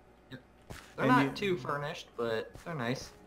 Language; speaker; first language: English; native; English